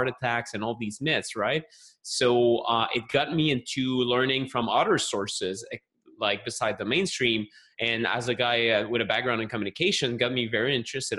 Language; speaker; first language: English; non-native, fluent; French